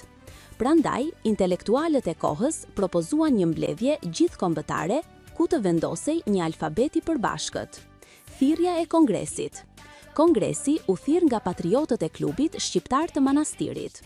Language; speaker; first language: Albanian; native; Albanian